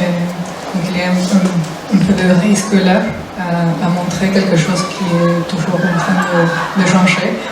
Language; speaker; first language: French; non-native, fluent; Spanish